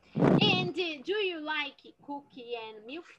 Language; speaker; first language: English; non-native, learner; Portuguese